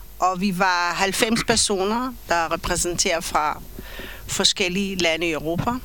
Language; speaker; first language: Danish; non-native, fluent; Hebrew